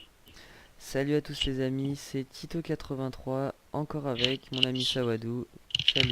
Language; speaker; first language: French; native; French